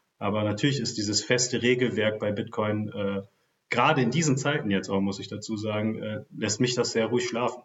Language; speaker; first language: German; native; German